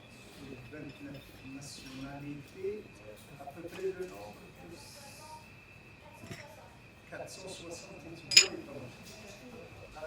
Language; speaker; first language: French; non-native, local second language; Arabic